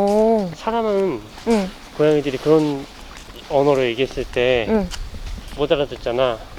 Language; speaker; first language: Korean; native; Korean